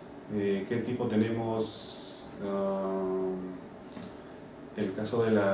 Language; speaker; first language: Spanish; native; Spanish